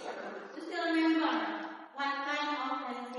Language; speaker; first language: English; non-native, learner; Indonesian